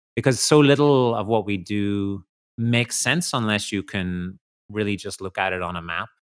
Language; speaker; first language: English; native; English